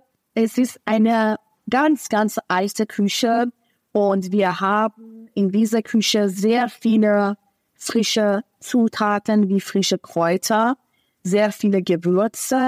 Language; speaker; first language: German; non-native, fluent; Persian